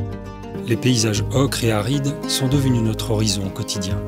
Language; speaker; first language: French; native; French